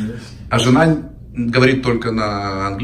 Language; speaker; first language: Russian; native; Russian